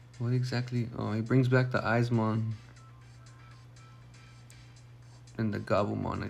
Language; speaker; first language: English; native; English